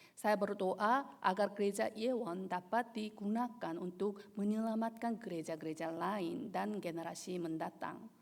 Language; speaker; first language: Indonesian; non-native, fluent; Korean